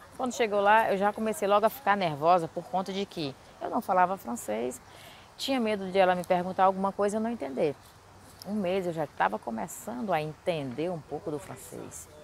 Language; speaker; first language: Portuguese; native; Portuguese